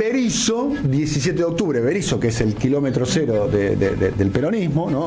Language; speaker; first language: Spanish; native; Spanish